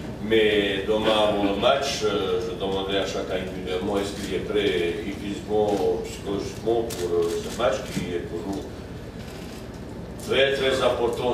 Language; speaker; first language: French; non-native, fluent; Bosnian